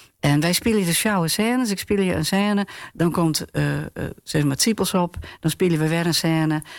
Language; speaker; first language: Dutch; non-native, local second language; Western Frisian